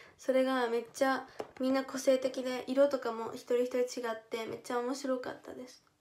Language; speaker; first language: Japanese; native; Japanese